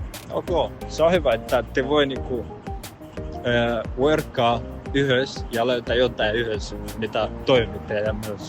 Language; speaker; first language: Finnish; non-native, learner; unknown